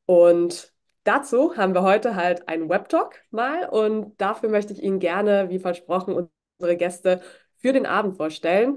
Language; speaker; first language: German; native; German